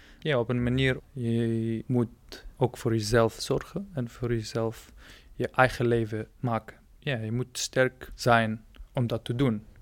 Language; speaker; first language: Dutch; non-native, fluent; Arabic